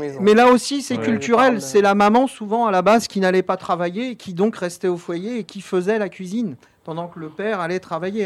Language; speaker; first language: French; native; French